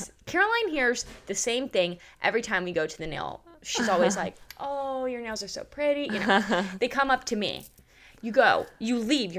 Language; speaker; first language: English; native; English